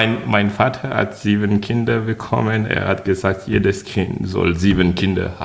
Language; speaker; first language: German; non-native, fluent; French